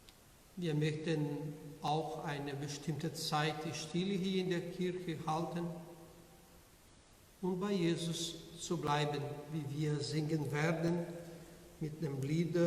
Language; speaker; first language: German; non-native, learner; Portuguese